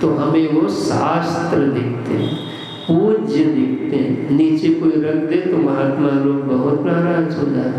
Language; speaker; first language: Hindi; native; Hindi